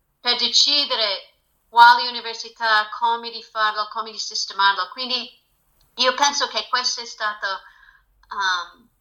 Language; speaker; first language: Italian; non-native, fluent; English